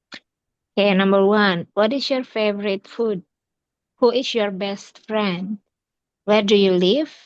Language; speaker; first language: English; non-native, learner; Indonesian